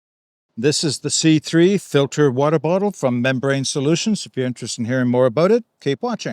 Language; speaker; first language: English; native; English